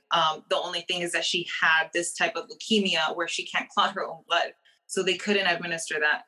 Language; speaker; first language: English; early bilingual, other home language; Spanish